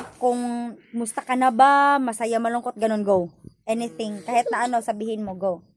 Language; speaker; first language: Filipino; non-native, local second language; Cebuano